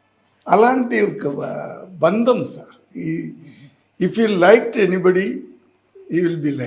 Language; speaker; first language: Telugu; non-native, learner; Tamil